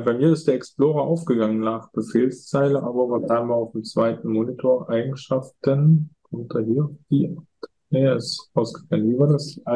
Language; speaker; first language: German; native; German